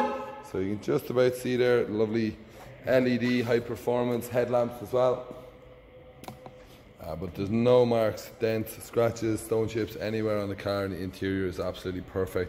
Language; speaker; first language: English; native; English